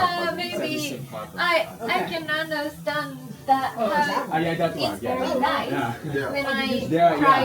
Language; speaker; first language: English; non-native, learner; Japanese